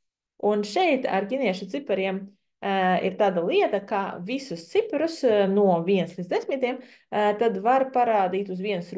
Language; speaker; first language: Latvian; non-native, fluent; Chinese